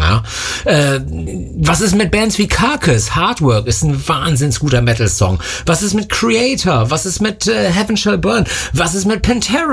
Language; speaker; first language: German; native; German